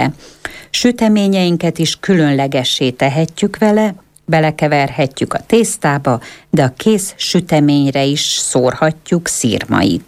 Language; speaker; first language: Hungarian; native; Hungarian